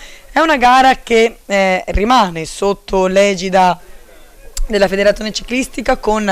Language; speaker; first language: Italian; native; Italian